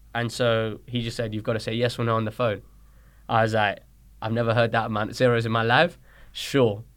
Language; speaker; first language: English; early bilingual, other home language; Spanish